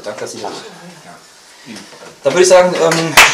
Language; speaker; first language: German; native; German